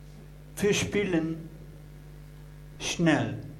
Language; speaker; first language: German; non-native, learner; English